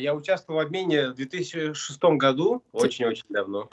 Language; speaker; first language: Russian; native; Russian